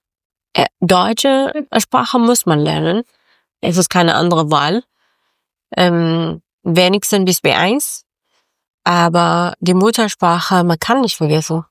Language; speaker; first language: German; non-native, fluent; Persian